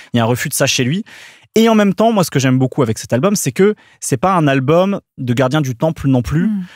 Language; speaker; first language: French; native; French